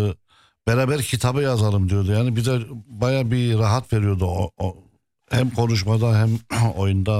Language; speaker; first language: Turkish; non-native, fluent; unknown